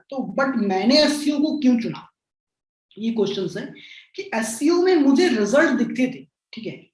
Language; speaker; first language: Hindi; non-native, local second language; Bangla